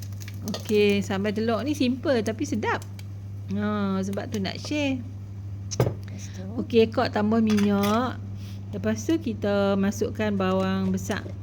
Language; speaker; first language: Malay; native; Malay